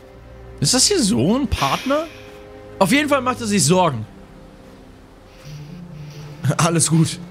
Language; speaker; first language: German; native; German